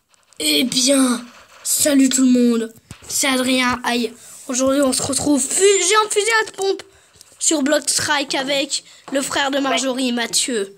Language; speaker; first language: French; native; French